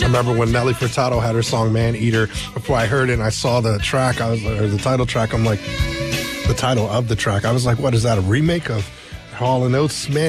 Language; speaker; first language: English; native; English